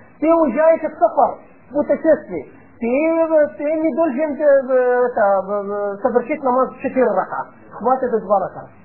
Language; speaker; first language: Russian; non-native, fluent; Arabic